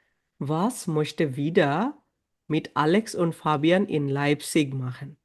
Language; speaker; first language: German; non-native, learner; Bangla